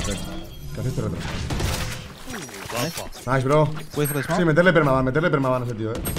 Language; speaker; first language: Spanish; native; Spanish